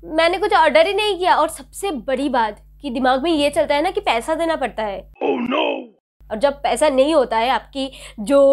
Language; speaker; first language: Hindi; non-native, local second language; Bangla